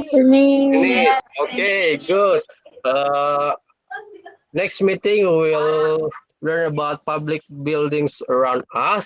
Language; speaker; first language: English; non-native, fluent; Indonesian